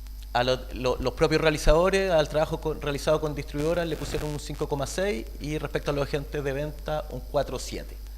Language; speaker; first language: Spanish; native; Spanish